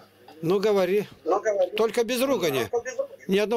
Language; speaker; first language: Russian; native; Russian